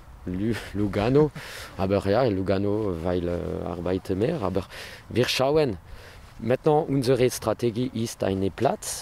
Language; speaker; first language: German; non-native, learner; French